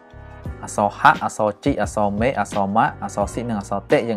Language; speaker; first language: Japanese; non-native, fluent; Khmer